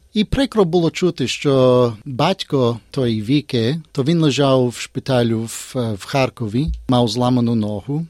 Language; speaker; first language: Ukrainian; early bilingual, heritage; Ukrainian